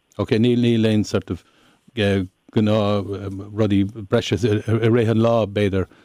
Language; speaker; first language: Irish; non-native, local second language; English